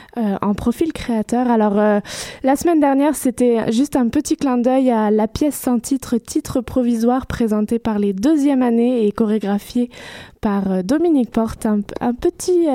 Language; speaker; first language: French; native; French